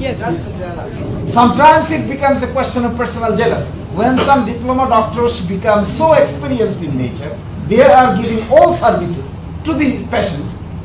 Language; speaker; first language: English; non-native, local second language; Bangla